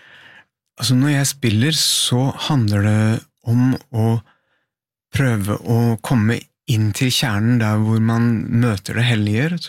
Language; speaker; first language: Norwegian; native; Norwegian